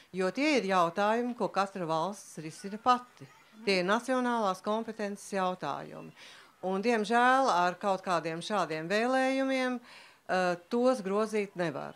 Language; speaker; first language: Latvian; native; Latvian